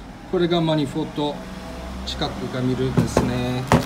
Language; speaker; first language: Japanese; non-native, fluent; English